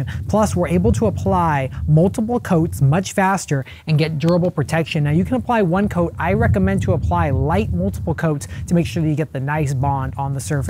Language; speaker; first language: English; native; English